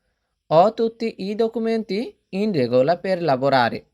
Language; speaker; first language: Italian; non-native, fluent; Bangla